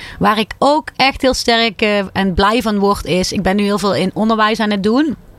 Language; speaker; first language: Dutch; native; Dutch